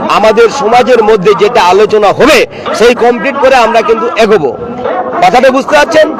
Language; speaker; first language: Bangla; non-native, local second language; Santali